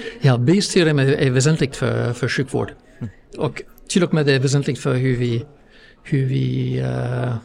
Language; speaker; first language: Swedish; non-native, fluent; English